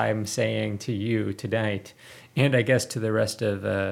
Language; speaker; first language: English; native; English